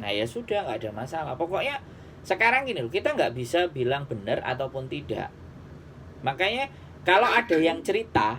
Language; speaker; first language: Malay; non-native, local second language; Javanese